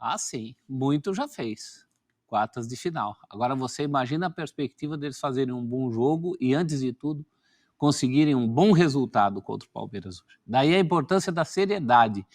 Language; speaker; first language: Portuguese; native; Portuguese